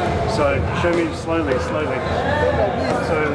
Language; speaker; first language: English; native; English